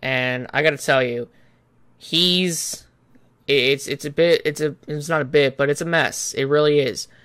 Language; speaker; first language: English; native; English